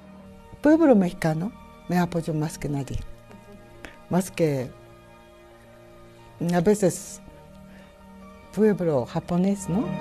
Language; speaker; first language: Spanish; non-native, learner; Japanese